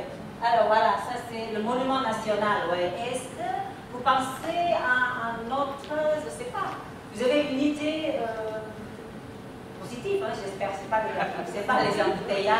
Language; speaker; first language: French; non-native, fluent; Indonesian